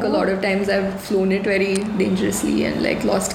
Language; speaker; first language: English; non-native, local second language; Hindi